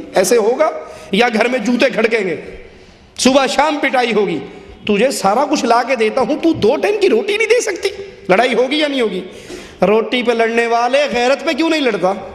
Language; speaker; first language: Urdu; non-native, local second language; Punjabi